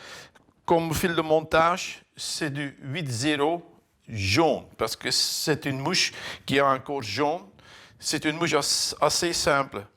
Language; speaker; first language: French; non-native, fluent; Dutch